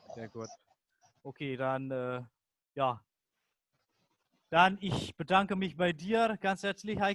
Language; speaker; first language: German; non-native, fluent; Indonesian